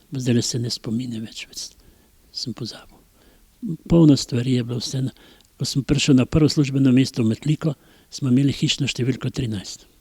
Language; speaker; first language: Slovenian; native; Slovenian